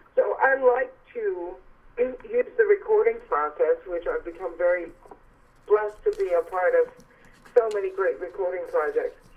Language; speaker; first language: English; native; English